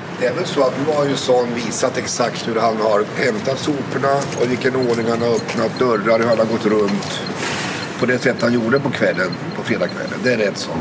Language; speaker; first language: Swedish; native; Swedish